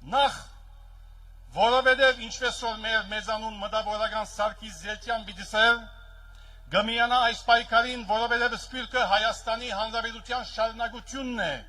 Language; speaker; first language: Armenian; early bilingual, heritage; Armenian